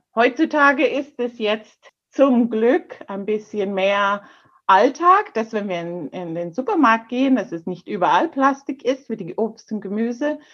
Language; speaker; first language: German; non-native, fluent; English